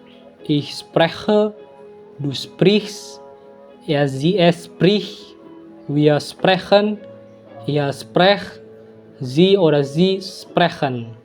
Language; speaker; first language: German; non-native, fluent; Indonesian